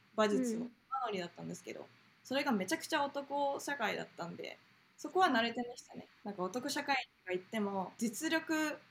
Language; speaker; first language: Japanese; native; Japanese